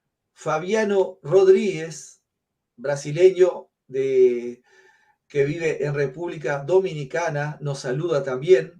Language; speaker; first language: Spanish; native; Spanish